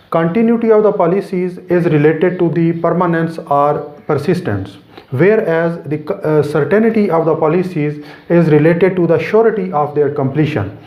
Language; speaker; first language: English; non-native, local second language; Urdu